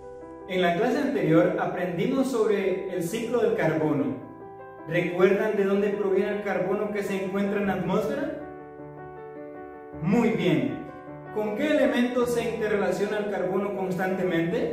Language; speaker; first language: Spanish; native; Spanish